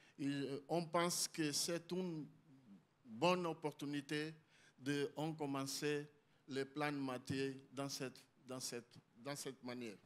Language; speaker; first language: French; non-native, learner; Portuguese